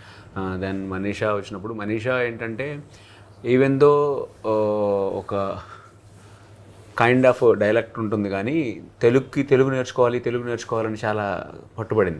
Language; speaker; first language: Telugu; native; Telugu